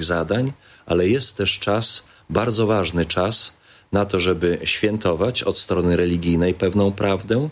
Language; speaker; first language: Polish; native; Polish